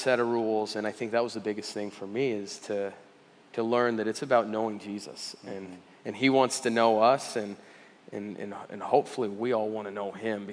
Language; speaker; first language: English; native; English